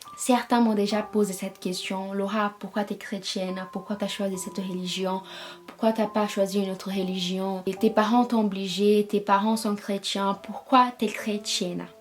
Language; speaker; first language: French; non-native, fluent; Portuguese